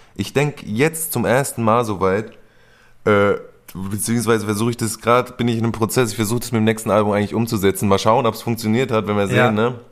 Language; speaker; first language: German; native; German